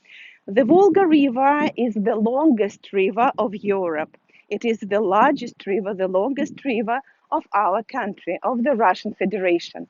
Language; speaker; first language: English; non-native, fluent; Russian